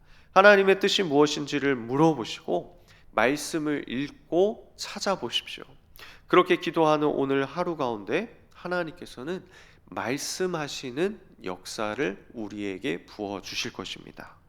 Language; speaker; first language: Korean; native; Korean